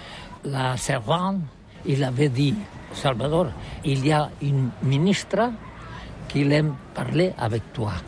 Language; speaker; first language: French; non-native, learner; Catalan